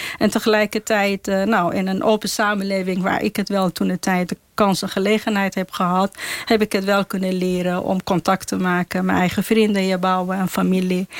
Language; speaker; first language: Dutch; non-native, fluent; Persian